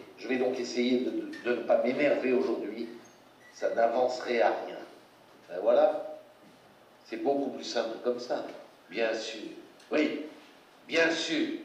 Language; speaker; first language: French; native; French